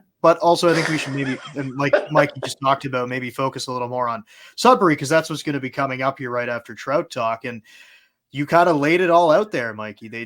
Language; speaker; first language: English; native; English